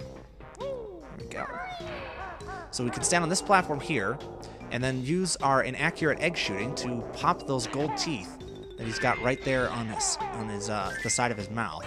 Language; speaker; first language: English; native; English